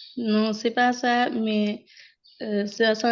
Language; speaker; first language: French; non-native, local second language; Wolof